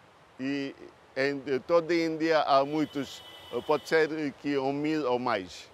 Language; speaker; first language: Portuguese; early bilingual, heritage; Portuguese